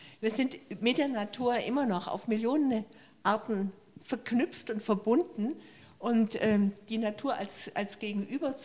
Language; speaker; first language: German; native; German